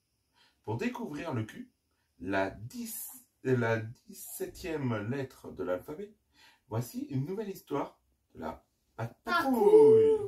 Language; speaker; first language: French; native; French